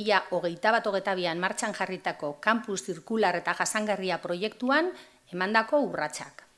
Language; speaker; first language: Basque; native; Basque